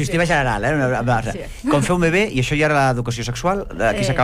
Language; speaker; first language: Catalan; native; Catalan